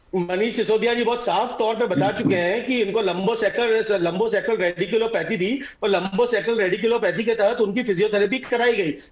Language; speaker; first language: Hindi; native; Hindi